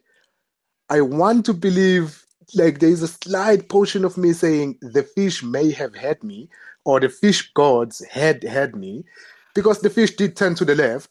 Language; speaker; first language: English; non-native, local second language; Zulu